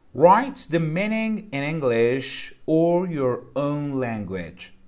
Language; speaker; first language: English; non-native, fluent; Persian